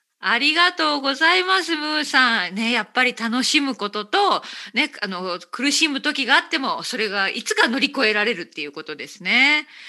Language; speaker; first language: Japanese; native; Japanese